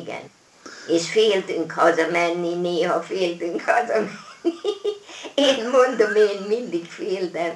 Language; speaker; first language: Hungarian; non-native, local second language; German